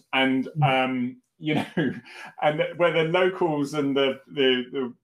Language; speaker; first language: English; native; English